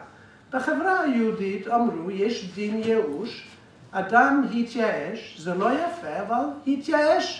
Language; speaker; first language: Hebrew; non-native, fluent; English